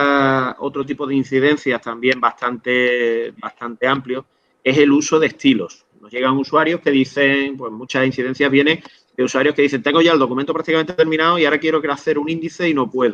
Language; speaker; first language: Spanish; native; Spanish